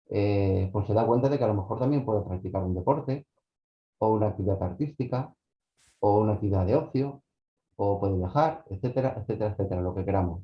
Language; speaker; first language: Spanish; native; Spanish